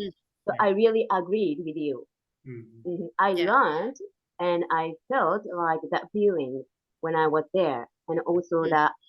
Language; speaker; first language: English; non-native, fluent; Japanese